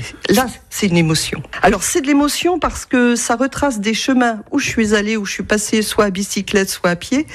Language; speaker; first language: French; native; French